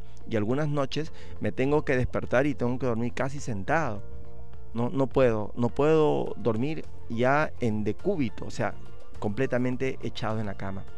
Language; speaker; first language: Spanish; native; Spanish